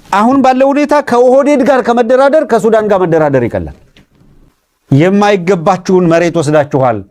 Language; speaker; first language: Amharic; native; Amharic